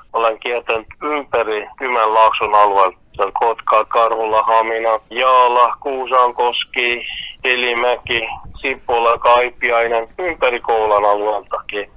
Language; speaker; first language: Finnish; non-native, fluent; Kurdish